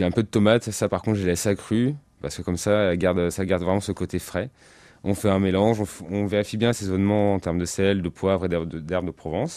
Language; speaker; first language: French; native; French